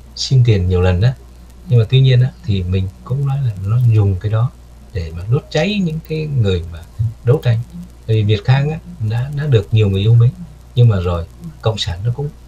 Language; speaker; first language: Vietnamese; native; Vietnamese